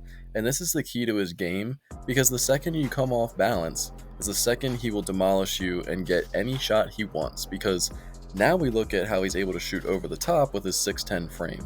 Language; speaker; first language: English; native; English